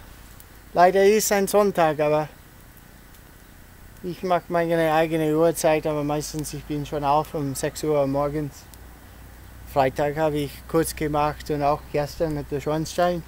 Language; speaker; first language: German; early bilingual, heritage; English